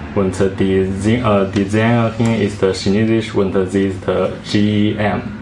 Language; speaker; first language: German; non-native, learner; Chinese